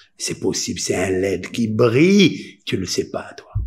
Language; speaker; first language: French; non-native, local second language; Spanish